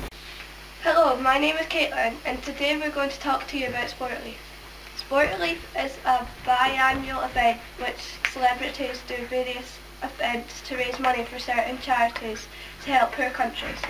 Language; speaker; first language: English; native; English